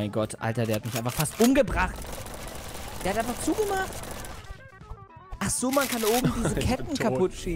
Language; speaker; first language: German; native; German